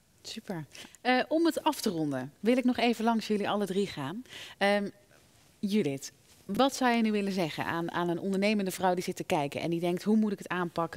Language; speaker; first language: Dutch; native; Dutch